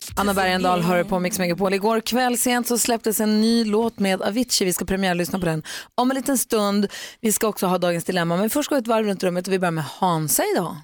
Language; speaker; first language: Swedish; native; Swedish